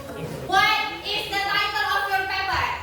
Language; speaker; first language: English; non-native, learner; Indonesian